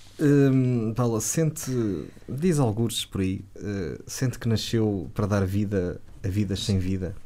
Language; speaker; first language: Portuguese; native; Portuguese